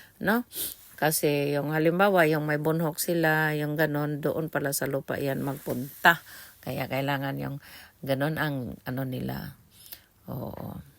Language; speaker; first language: Filipino; non-native, local second language; Cebuano